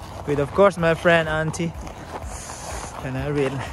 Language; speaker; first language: English; non-native, learner; Indonesian